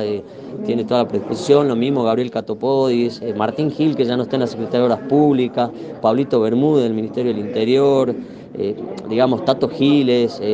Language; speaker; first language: Spanish; native; Spanish